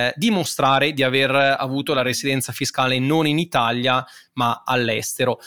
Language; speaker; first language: Italian; native; Italian